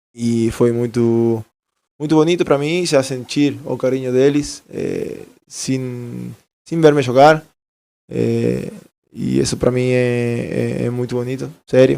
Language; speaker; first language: Portuguese; non-native, fluent; Spanish